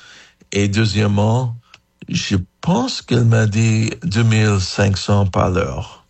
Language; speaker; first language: French; non-native, fluent; English